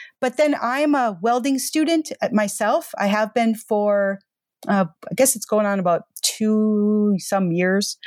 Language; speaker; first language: English; native; English